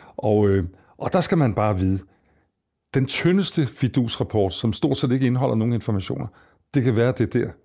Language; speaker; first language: Danish; native; Danish